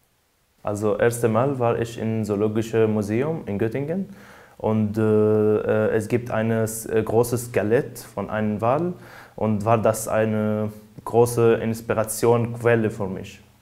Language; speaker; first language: German; non-native, learner; Arabic